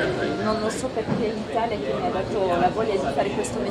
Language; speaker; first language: Italian; non-native, fluent; French